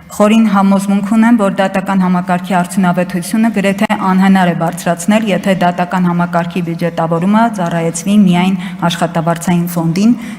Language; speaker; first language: Armenian; native; Armenian